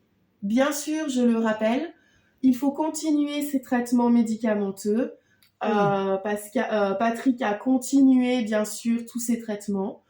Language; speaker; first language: French; native; French